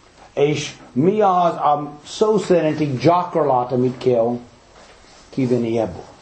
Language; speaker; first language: Hungarian; non-native, fluent; English